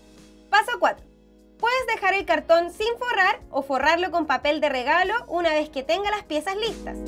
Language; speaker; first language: Spanish; native; Spanish